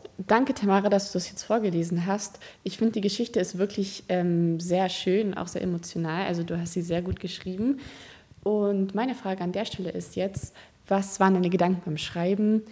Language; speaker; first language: German; native; German